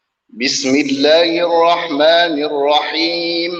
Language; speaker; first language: Arabic; native; Arabic